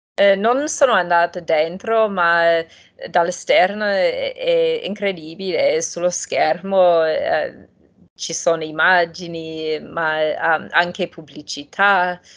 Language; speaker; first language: Italian; non-native, fluent; English